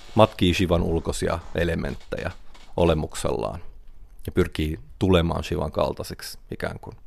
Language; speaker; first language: Finnish; native; Finnish